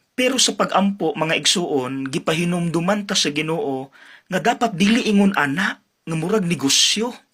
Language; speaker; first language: Cebuano; native; Cebuano